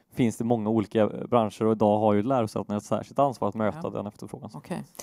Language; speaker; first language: Swedish; native; Swedish